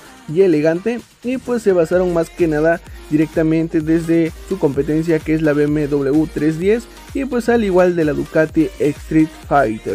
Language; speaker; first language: Spanish; native; Spanish